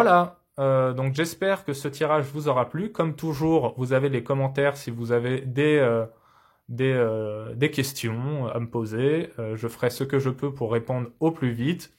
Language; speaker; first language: French; native; French